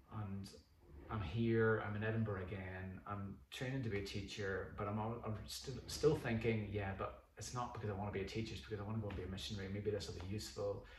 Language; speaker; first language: English; native; English